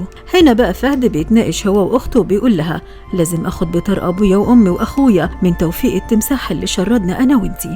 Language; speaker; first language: Arabic; native; Arabic